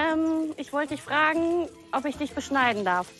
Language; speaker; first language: German; native; German